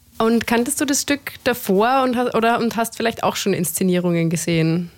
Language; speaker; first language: German; native; German